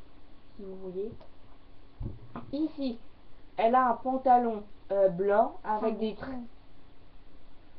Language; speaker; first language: French; native; French